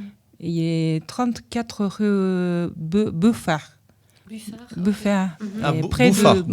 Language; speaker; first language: French; non-native, learner; Japanese